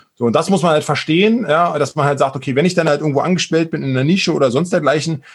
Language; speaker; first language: German; native; German